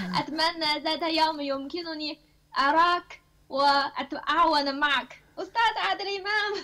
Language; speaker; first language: Arabic; non-native, learner; Chinese